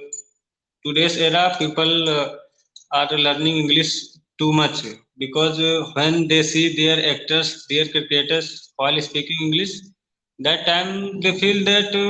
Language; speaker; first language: English; non-native, learner; Hindi